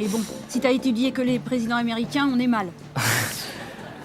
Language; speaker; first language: French; native; French